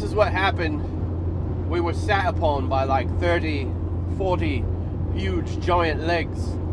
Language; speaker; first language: English; native; English